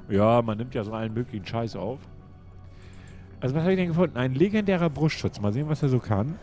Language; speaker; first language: German; native; German